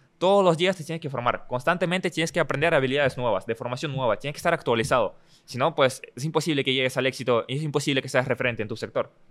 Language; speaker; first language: Spanish; early bilingual, other home language; Russian